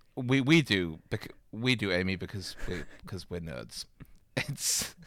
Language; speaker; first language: English; native; English